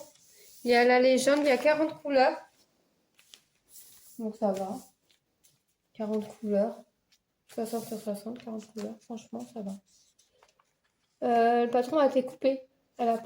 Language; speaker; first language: French; native; French